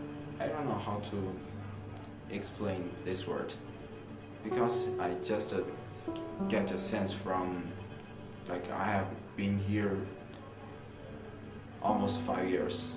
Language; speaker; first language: English; non-native, fluent; Chinese